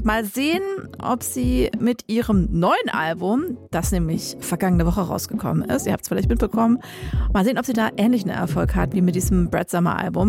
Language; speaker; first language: German; native; German